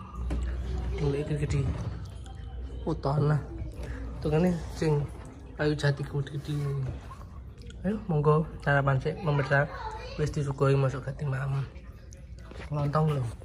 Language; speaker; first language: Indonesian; non-native, local second language; Javanese